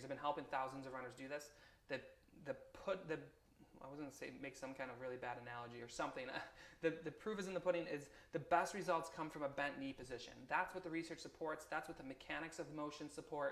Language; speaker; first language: English; native; English